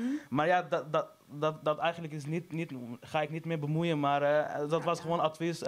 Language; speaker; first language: Dutch; non-native, learner; Arabic